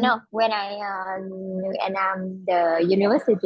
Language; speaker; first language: English; non-native, learner; Vietnamese